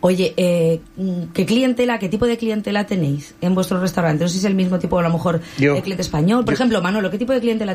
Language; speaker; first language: Spanish; native; Spanish